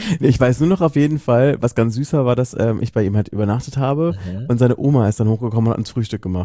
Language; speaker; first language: German; native; German